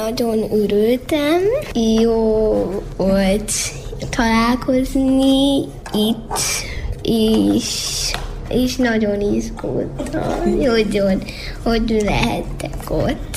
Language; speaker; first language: Hungarian; early bilingual, heritage; Hungarian